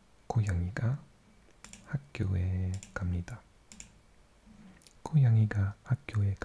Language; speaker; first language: Korean; non-native, learner; English